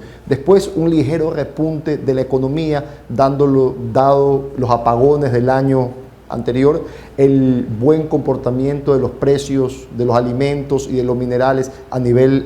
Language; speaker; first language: Spanish; native; Spanish